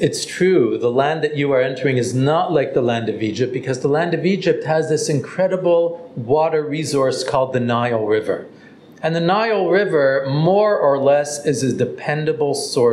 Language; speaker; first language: English; native; English